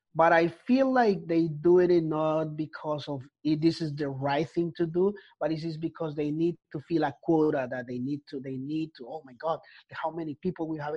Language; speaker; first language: English; non-native, fluent; Spanish